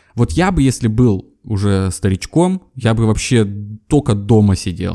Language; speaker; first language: Russian; native; Russian